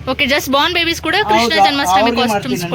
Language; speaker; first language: Kannada; native; Kannada